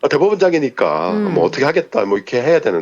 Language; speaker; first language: Korean; native; Korean